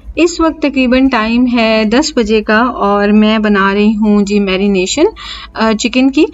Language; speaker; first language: Urdu; native; Urdu